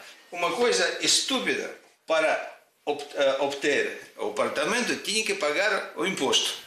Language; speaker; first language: Portuguese; non-native, fluent; Russian